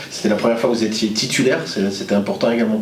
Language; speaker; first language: French; native; French